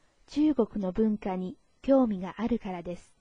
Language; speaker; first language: Japanese; non-native, fluent; Chinese